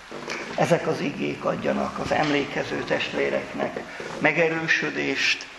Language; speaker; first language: Hungarian; native; Hungarian